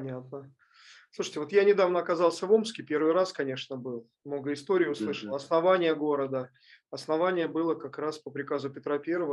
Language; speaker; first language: Russian; native; Russian